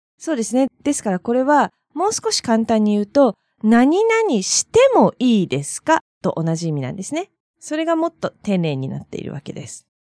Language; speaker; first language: Japanese; native; Japanese